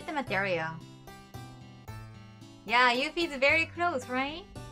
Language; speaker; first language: English; non-native, fluent; Japanese